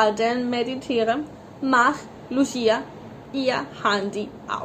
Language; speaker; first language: German; non-native, fluent; Spanish